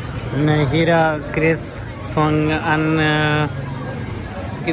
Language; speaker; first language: Vietnamese; non-native, learner; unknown